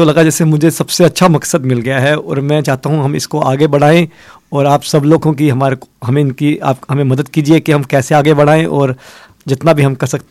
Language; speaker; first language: Hindi; native; Hindi